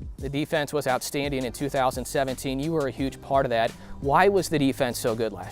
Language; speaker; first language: English; native; English